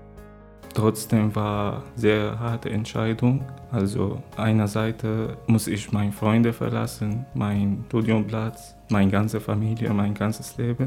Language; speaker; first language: German; non-native, fluent; Arabic